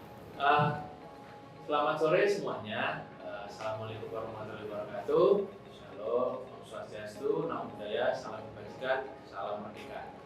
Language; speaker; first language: Indonesian; native; Indonesian